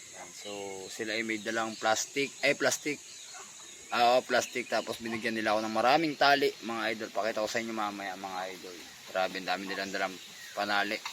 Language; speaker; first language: Filipino; native; Filipino